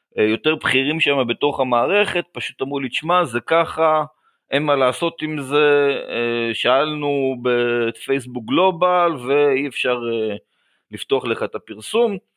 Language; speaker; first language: Hebrew; native; Hebrew